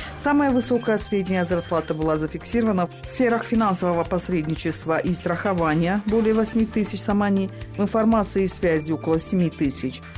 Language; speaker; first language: Russian; non-native, local second language; Tajik